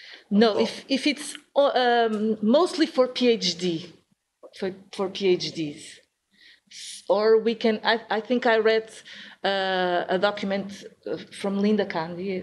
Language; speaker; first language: English; non-native, fluent; Portuguese